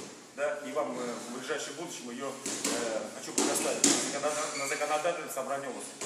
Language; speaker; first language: Russian; native; Russian